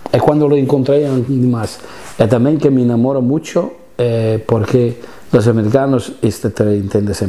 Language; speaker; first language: Spanish; non-native, fluent; Italian